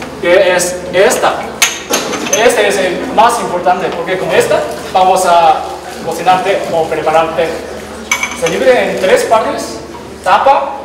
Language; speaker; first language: Spanish; non-native, learner; Chinese